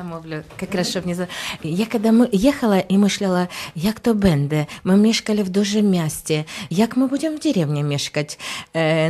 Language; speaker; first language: Polish; non-native, learner; Russian